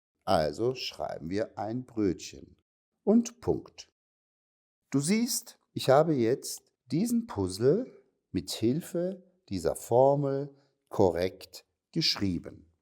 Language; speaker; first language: German; non-native, fluent; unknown